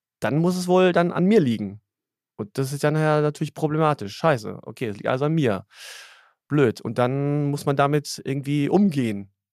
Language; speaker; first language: German; native; German